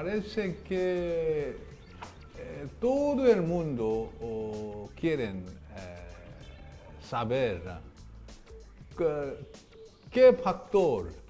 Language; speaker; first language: Spanish; non-native, learner; Korean